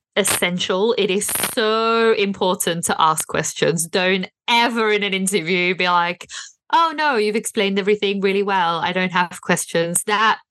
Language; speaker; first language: English; non-native, fluent; Dutch